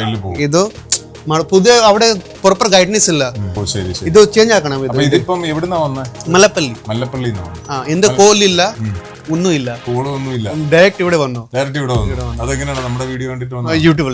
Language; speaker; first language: Malayalam; non-native, learner; Hindi